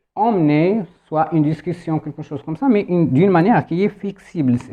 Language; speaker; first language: French; non-native, local second language; Arabic